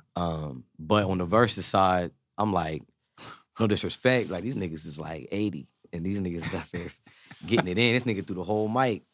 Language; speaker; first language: English; native; English